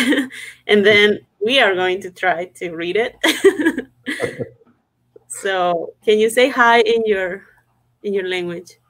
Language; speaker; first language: English; non-native, fluent; Spanish